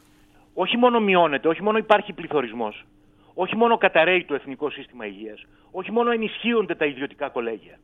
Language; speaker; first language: Greek; native; Greek